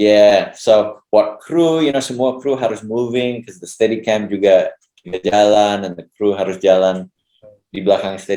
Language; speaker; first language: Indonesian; early bilingual, heritage; English